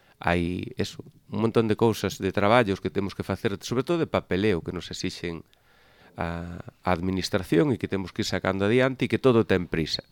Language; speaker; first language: Galician; native; Galician